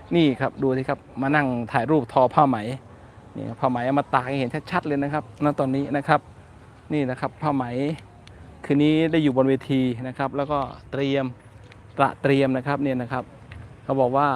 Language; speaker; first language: Thai; non-native, local second language; Northern Khmer